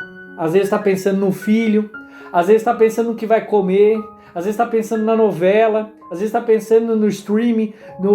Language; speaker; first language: Portuguese; native; Portuguese